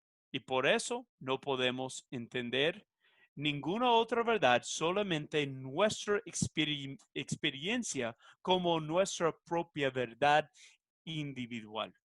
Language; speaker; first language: Spanish; non-native, fluent; English